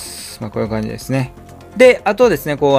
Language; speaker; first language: Japanese; native; Japanese